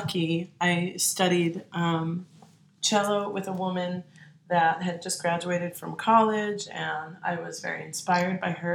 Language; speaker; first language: English; native; English